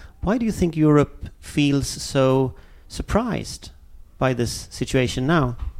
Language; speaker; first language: English; non-native, fluent; Swedish